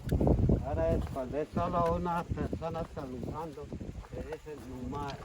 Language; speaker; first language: Spanish; non-native, local second language; Ticuna